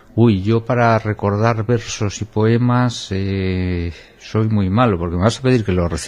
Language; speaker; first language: Spanish; native; Spanish